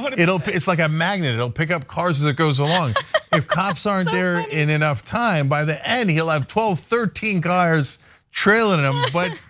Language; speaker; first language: English; native; English